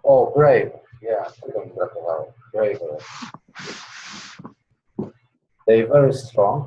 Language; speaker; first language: English; non-native, learner; Polish